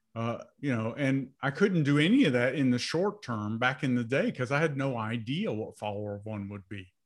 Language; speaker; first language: English; native; English